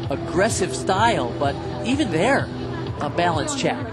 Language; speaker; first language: English; native; English